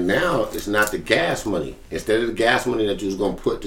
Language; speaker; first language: English; native; English